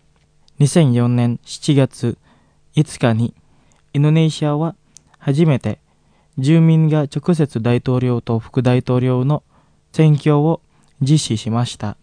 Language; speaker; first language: Japanese; non-native, fluent; Indonesian